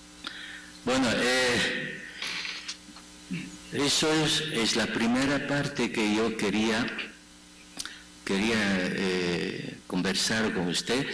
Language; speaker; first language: Spanish; non-native, fluent; Chinese